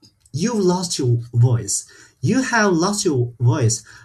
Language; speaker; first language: English; non-native, fluent; Chinese